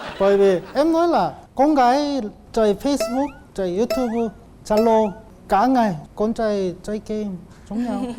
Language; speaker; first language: Vietnamese; non-native, learner; Korean